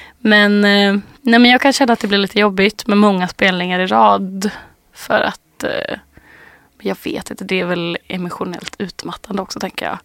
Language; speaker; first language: Swedish; native; Swedish